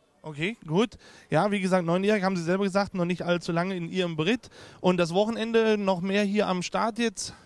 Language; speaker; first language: German; native; German